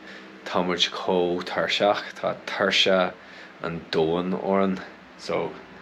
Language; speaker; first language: Irish; non-native, local second language; English